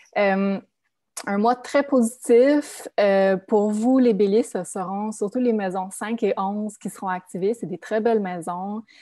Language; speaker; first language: French; native; French